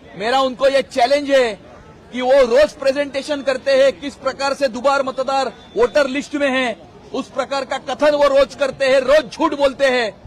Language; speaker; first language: Hindi; non-native, local second language; Marathi